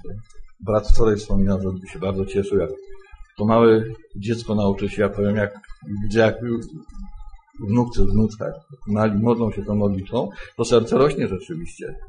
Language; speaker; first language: Polish; native; Polish